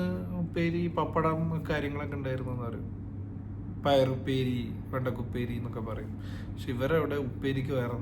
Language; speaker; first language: Malayalam; native; Malayalam